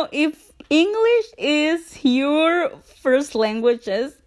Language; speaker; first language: English; non-native, learner; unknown